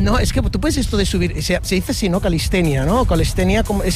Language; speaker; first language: Spanish; native; Spanish